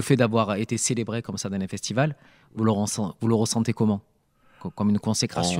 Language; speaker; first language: French; native; French